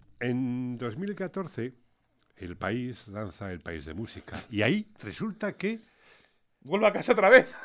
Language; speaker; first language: Spanish; native; Spanish